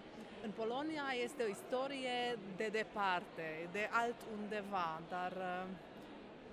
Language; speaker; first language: Romanian; non-native, local second language; Hungarian